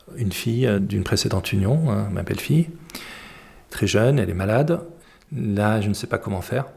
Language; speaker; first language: French; early bilingual, other home language; Arabic